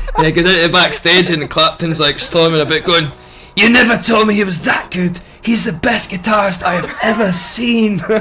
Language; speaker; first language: English; native; English